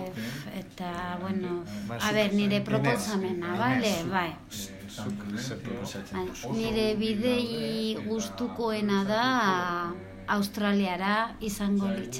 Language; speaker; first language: Basque; non-native, learner; Spanish